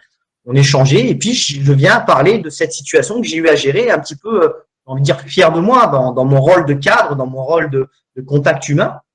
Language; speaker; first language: French; native; French